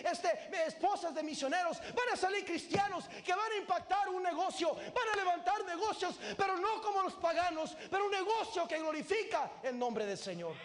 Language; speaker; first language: Spanish; native; Spanish